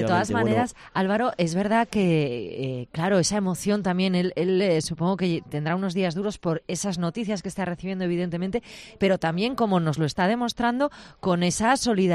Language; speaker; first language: Spanish; native; Spanish